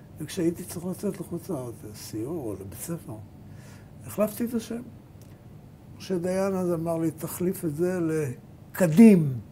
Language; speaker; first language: Hebrew; native; Hebrew